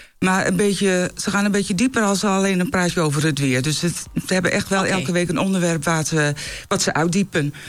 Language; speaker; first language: Dutch; native; Dutch